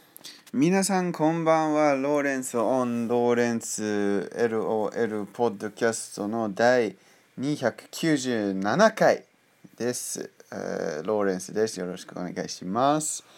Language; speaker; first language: Japanese; non-native, fluent; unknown